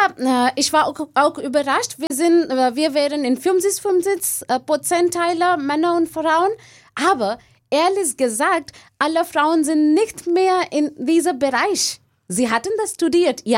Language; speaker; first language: German; non-native, fluent; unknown